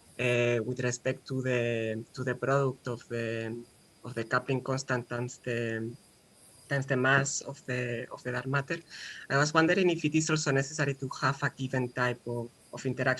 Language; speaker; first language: English; non-native, fluent; Spanish